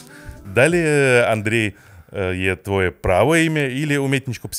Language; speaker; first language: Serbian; non-native, fluent; Russian